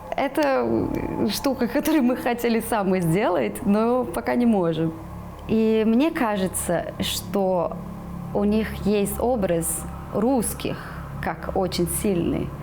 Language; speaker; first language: Russian; non-native, fluent; Portuguese